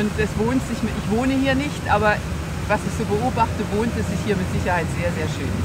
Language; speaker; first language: German; native; German